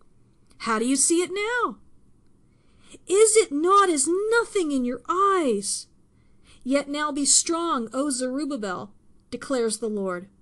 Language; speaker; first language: English; native; English